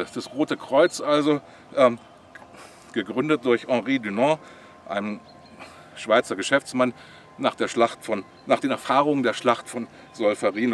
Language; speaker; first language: German; native; German